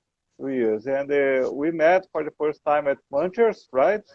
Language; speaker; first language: English; non-native, learner; Portuguese